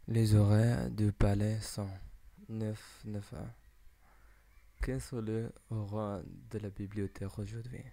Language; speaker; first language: French; non-native, learner; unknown